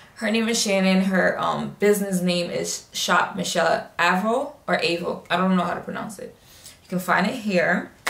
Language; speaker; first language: English; native; English